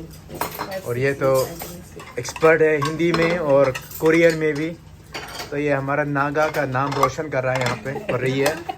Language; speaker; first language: Hindi; non-native, local second language; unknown